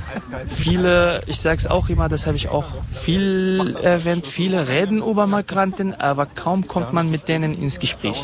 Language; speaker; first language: German; non-native, fluent; Kurdish